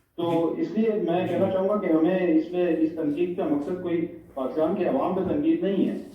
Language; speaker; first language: Urdu; non-native, local second language; Pahari-Potwari